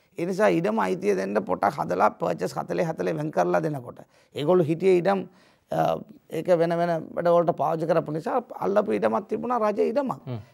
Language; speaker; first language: Sinhala; non-native, local second language; Tamil